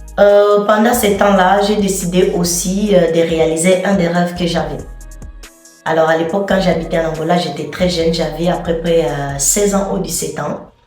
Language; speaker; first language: French; non-native, fluent; Portuguese